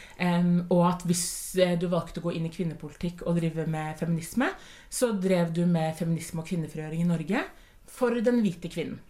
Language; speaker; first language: Norwegian; native; Norwegian